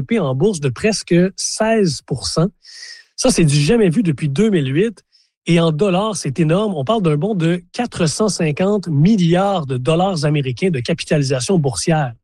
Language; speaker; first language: French; native; French